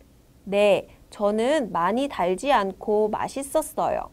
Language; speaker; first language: Korean; non-native, learner; Vietnamese